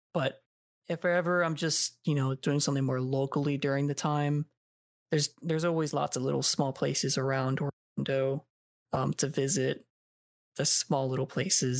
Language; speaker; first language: English; native; English